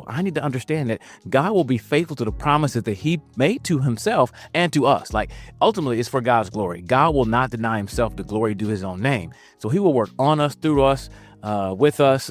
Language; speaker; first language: English; native; English